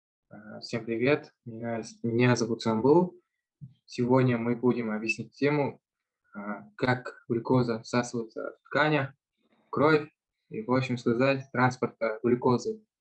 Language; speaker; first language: Russian; non-native, local second language; Kazakh